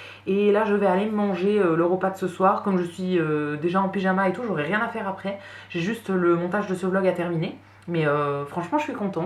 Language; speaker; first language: French; native; French